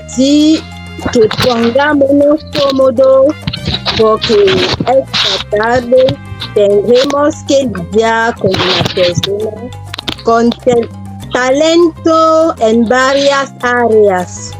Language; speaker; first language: Spanish; non-native, fluent; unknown